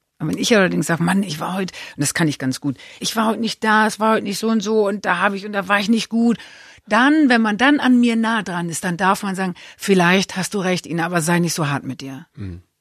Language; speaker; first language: German; native; German